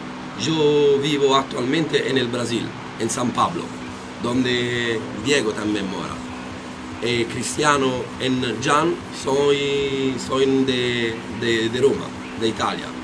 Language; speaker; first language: Spanish; non-native, learner; Italian